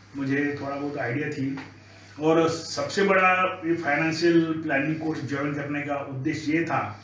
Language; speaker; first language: Hindi; non-native, local second language; Marathi